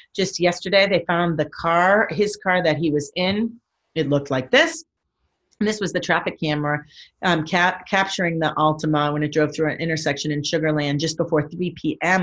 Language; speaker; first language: English; native; English